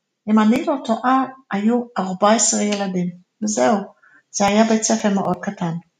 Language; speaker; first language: Hebrew; non-native, fluent; English